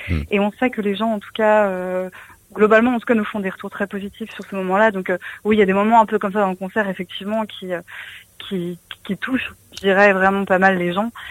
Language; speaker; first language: French; native; French